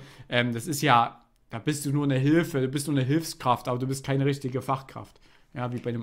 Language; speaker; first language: German; native; German